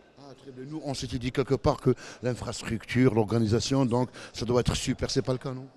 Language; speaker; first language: French; non-native, local second language; Arabic